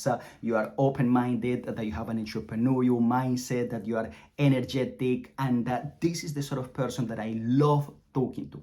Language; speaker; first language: English; non-native, fluent; Spanish